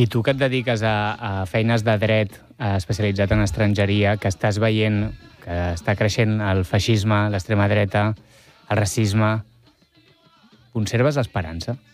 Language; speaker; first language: Catalan; native; Catalan